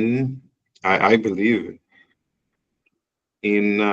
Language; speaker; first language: English; non-native, learner; Portuguese